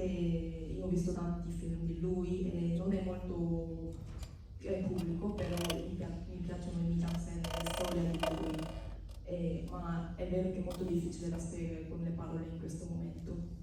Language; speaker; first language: Italian; non-native, fluent; Korean